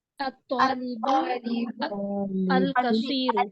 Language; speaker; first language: Arabic; non-native, learner; Urdu